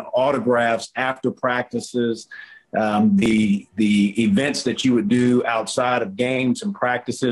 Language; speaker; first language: English; native; English